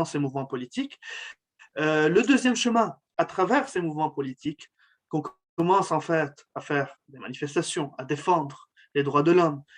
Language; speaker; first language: French; non-native, local second language; Arabic